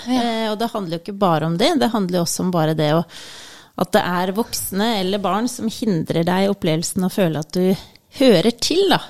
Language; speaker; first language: Norwegian; native; Norwegian